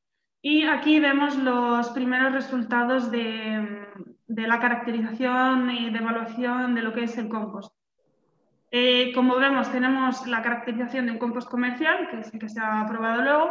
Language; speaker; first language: Spanish; native; Spanish